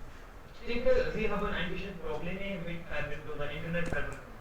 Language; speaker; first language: German; non-native, learner; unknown